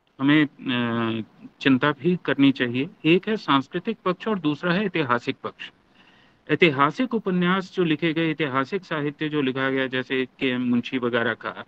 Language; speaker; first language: Hindi; native; Hindi